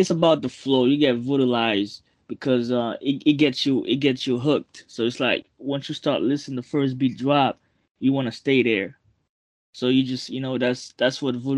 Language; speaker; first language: English; non-native, fluent; French